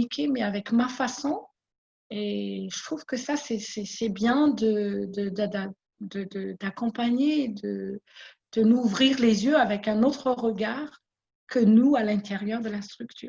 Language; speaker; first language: French; non-native, local second language; Malagasy